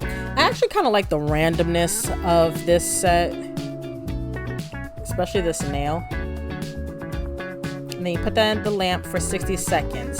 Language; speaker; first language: English; native; English